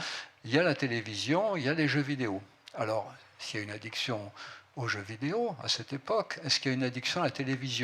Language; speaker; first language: French; native; French